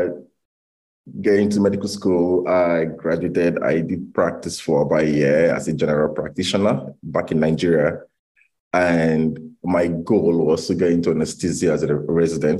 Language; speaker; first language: English; non-native, local second language; Igbo